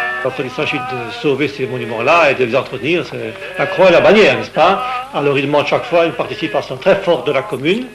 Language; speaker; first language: French; native; French